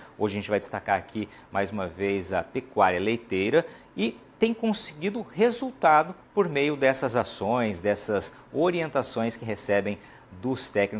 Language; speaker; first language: Portuguese; native; Portuguese